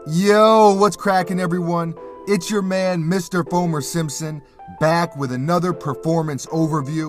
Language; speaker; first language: English; native; English